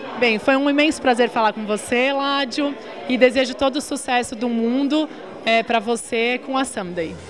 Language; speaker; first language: Portuguese; native; Portuguese